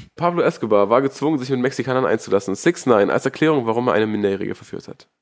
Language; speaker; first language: German; native; German